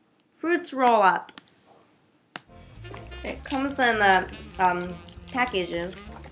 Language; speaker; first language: English; non-native, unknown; Japanese